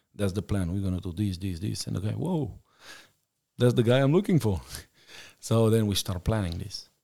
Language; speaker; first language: English; non-native, fluent; Romanian